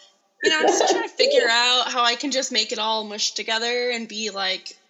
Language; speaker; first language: English; native; English